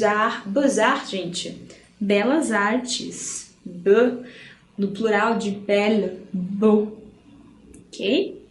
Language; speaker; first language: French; non-native, fluent; Portuguese